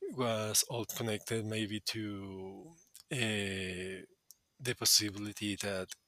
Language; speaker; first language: English; non-native, fluent; Spanish